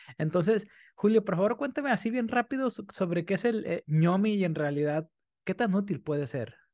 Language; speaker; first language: Spanish; native; Spanish